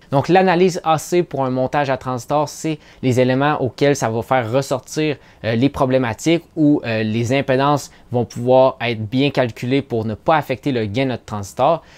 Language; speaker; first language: French; native; French